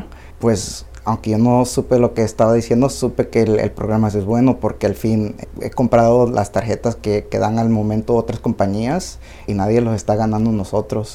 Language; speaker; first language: Spanish; early bilingual, heritage; Spanish